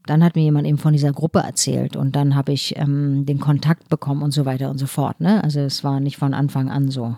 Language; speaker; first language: German; native; German